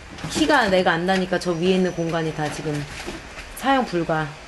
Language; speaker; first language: Korean; native; Korean